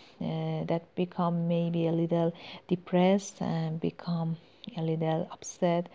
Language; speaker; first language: English; non-native, learner; Persian